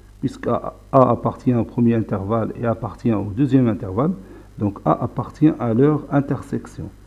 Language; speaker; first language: French; non-native, local second language; Arabic